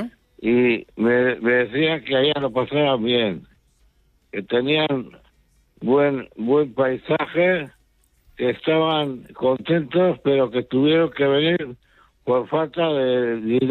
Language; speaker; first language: Spanish; non-native, local second language; Basque